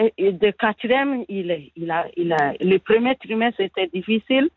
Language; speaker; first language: French; non-native, learner; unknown